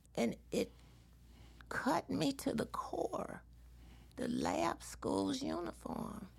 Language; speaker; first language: English; native; English